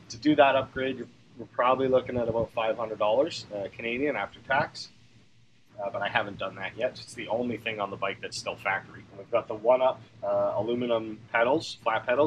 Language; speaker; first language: English; native; English